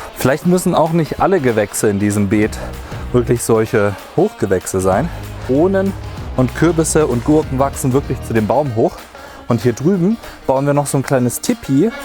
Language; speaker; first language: German; native; German